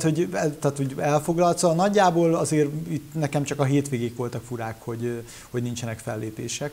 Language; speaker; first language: Hungarian; native; Hungarian